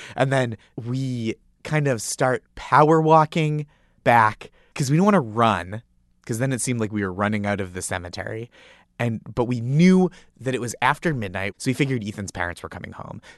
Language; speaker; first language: English; native; English